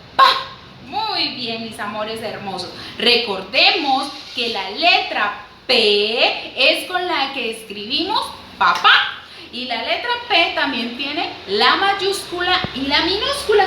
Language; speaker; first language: Spanish; native; Spanish